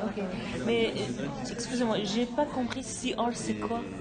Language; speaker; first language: French; non-native, learner; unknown